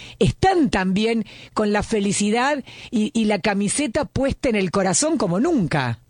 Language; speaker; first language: Spanish; native; Spanish